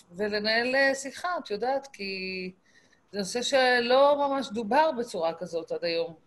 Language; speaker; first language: Hebrew; native; Hebrew